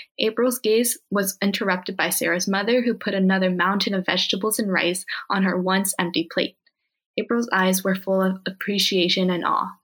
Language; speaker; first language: English; early bilingual, other home language; Korean